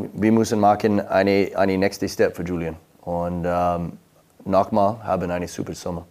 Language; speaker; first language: German; non-native, learner; English